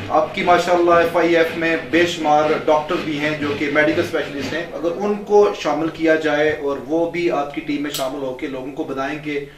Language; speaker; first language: Urdu; non-native, local second language; Pahari-Potwari